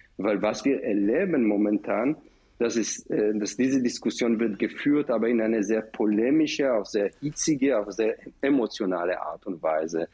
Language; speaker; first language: German; non-native, fluent; Hebrew